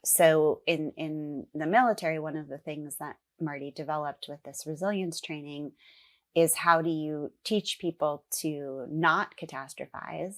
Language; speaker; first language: English; native; English